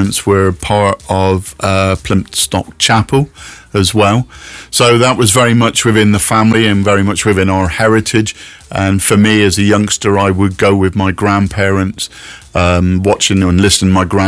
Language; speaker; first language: English; native; English